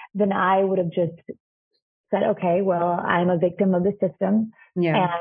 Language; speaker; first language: English; non-native, fluent; Spanish